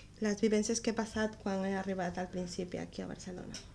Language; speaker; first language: Catalan; non-native, learner; Spanish